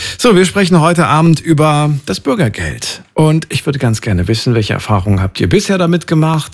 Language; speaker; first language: German; native; German